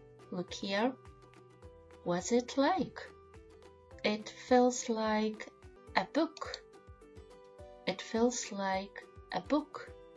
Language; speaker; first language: English; non-native, fluent; Ukrainian